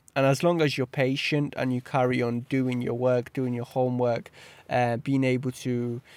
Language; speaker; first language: English; early bilingual, other home language; Polish